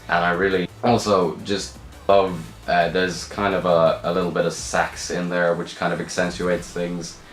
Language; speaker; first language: English; native; English